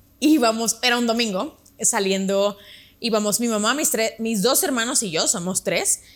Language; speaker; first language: Spanish; native; Spanish